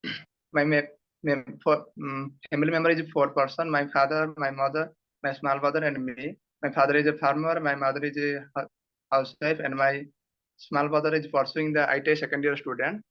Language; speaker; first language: English; non-native, learner; Odia